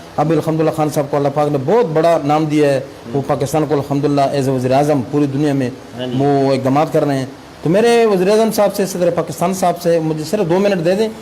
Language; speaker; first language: Urdu; non-native, local second language; Pashto